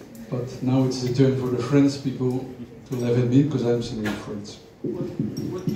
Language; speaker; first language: English; non-native, fluent; Dutch